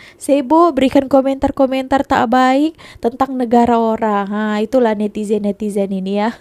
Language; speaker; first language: Indonesian; native; Indonesian